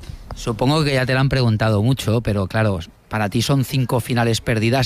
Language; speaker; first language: Spanish; native; Spanish